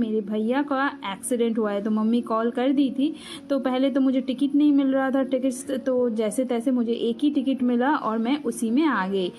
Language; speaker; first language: Hindi; non-native, local second language; Bangla